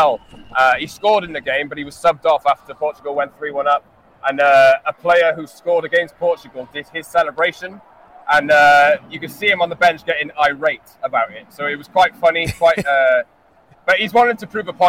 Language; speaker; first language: English; native; English